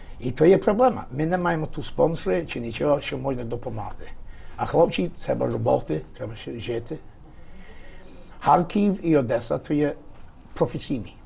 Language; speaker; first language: Polish; non-native, learner; Ukrainian